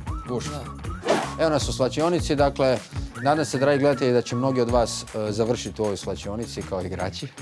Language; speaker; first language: Croatian; native; Croatian